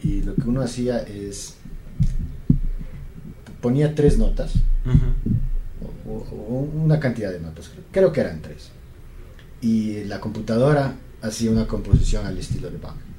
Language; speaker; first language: Spanish; native; Spanish